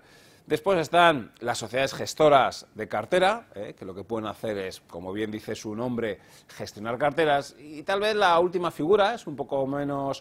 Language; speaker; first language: Spanish; native; Spanish